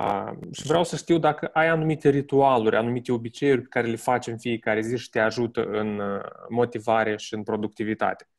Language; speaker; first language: Romanian; native; Romanian